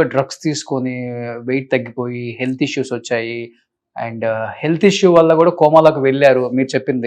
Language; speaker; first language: Telugu; native; Telugu